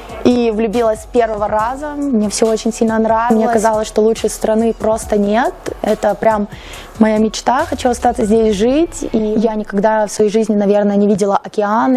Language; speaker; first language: Russian; native; Russian